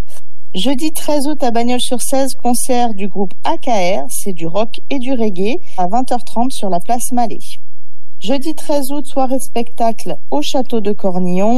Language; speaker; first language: French; native; French